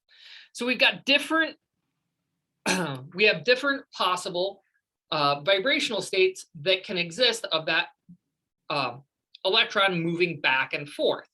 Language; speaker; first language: English; native; English